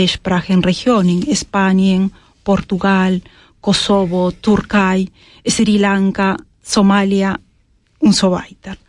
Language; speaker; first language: German; non-native, fluent; Spanish